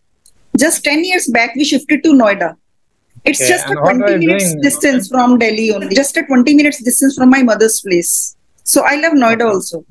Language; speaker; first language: English; non-native, local second language; Hindi